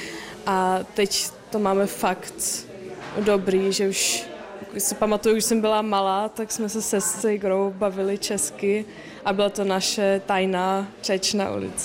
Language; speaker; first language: Czech; early bilingual, heritage; German